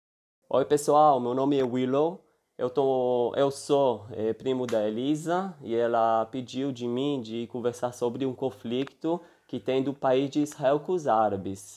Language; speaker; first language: Portuguese; early bilingual, heritage; Hebrew